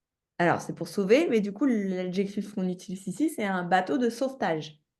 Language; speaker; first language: French; native; French